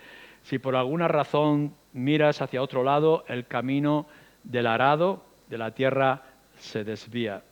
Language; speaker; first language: Spanish; native; Spanish